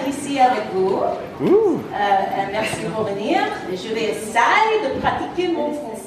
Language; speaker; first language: French; non-native, learner; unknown